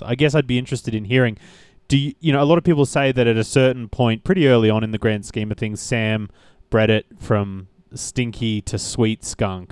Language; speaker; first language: English; native; English